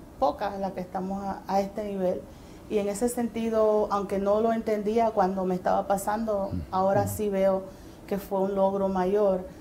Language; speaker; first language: Spanish; early bilingual, heritage; English